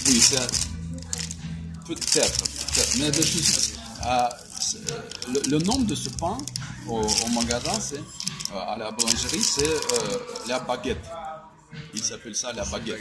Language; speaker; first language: French; non-native, fluent; Russian